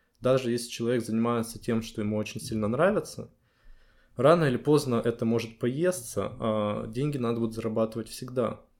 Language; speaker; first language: Russian; native; Russian